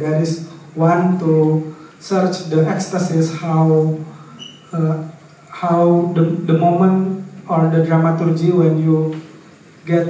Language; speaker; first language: English; non-native, fluent; Indonesian